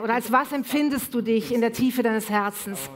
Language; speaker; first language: German; native; German